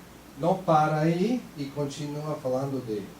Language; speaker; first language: Portuguese; non-native, fluent; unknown